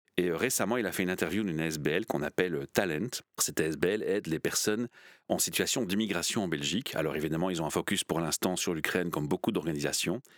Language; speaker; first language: French; native; French